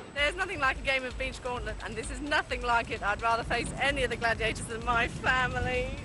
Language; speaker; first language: English; native; English